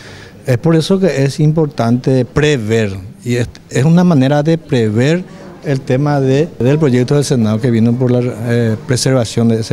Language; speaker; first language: Spanish; native; Spanish